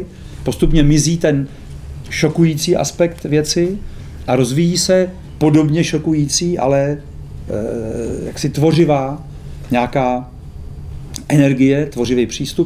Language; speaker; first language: Czech; native; Czech